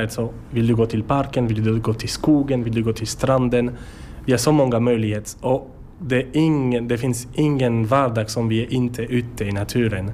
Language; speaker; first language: Swedish; non-native, learner; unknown